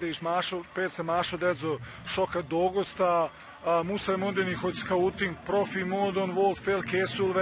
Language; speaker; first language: Hungarian; non-native, learner; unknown